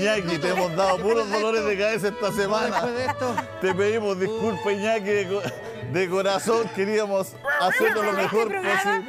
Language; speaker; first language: Spanish; native; Spanish